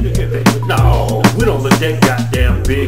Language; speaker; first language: English; native; English